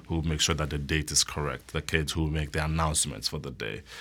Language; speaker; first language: English; non-native, local second language; Akan